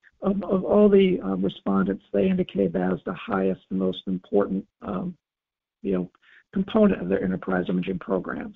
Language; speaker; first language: English; native; English